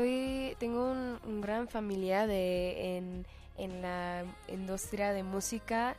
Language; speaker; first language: Spanish; early bilingual, heritage; Spanish